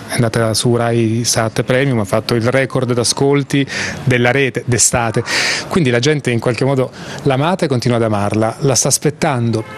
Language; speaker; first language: Italian; native; Italian